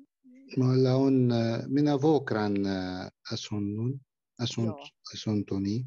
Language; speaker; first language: Finnish; non-native, learner; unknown